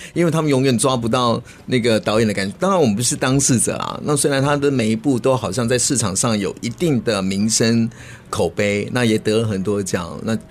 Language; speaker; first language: Chinese; native; Chinese